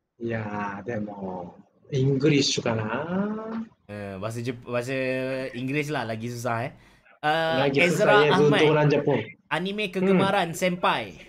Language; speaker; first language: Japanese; non-native, fluent; Malay